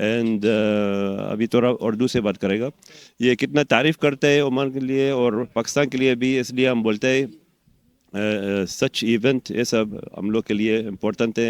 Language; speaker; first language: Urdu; non-native, learner; Arabic